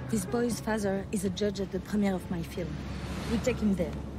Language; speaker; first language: English; non-native, fluent; French